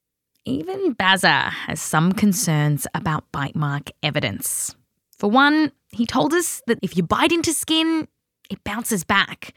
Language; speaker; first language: English; native; English